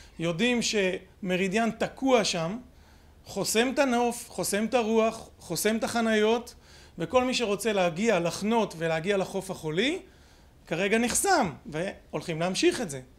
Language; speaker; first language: Hebrew; native; Hebrew